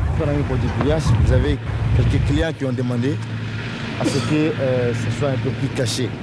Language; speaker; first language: French; non-native, local second language; Soninke